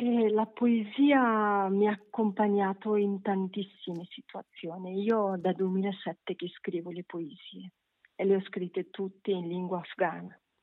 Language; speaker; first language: Italian; non-native, fluent; Persian